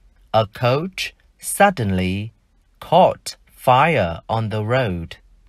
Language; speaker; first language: English; non-native, fluent; Vietnamese